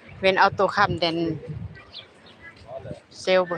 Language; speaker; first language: English; non-native, learner; Thai